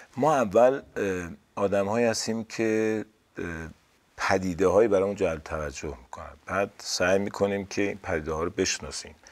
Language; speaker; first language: Persian; native; Persian